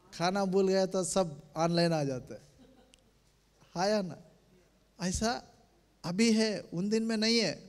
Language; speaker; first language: Hindi; non-native, local second language; Telugu